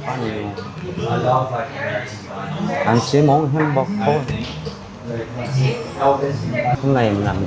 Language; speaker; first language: Vietnamese; non-native, learner; Korean